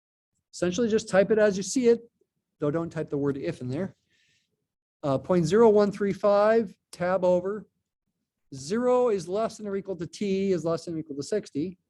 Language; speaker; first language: English; native; English